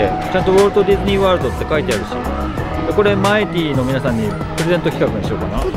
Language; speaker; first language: Japanese; native; Japanese